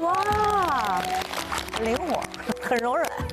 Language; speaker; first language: Chinese; native; Chinese